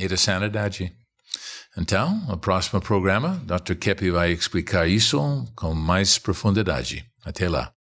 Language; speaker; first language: Portuguese; non-native, fluent; English